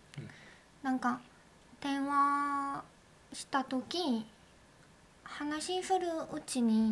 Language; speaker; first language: Japanese; non-native, learner; Korean